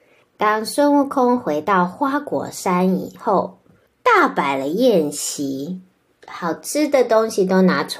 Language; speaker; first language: Chinese; native; Chinese